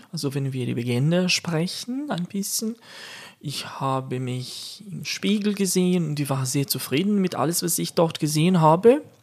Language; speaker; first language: German; non-native, fluent; Portuguese